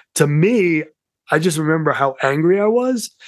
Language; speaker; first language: English; native; English